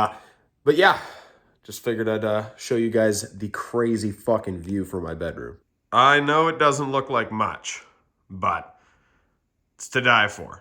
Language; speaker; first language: English; native; English